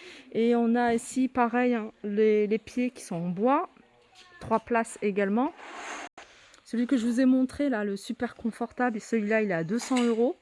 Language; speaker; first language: French; native; French